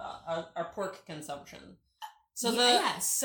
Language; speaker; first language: English; native; English